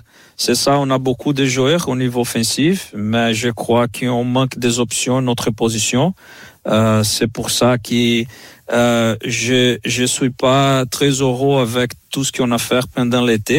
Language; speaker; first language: French; non-native, fluent; Portuguese